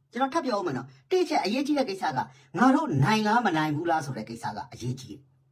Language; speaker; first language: Burmese; non-native, local second language; S'gaw Karen